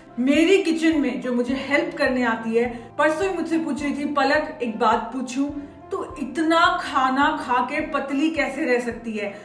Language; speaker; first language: Hindi; native; Hindi